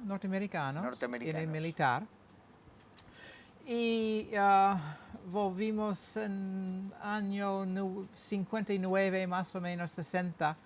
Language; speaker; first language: Spanish; non-native, learner; English